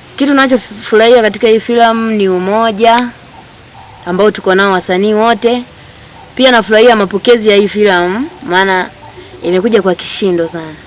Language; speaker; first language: Swahili; native; Swahili